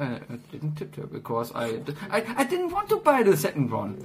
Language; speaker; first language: English; non-native, fluent; German